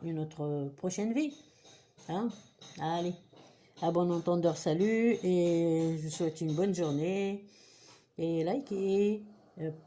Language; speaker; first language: French; non-native, local second language; Kabyle